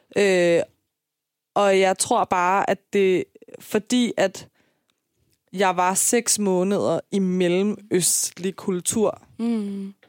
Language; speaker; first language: Danish; early bilingual, other home language; Persian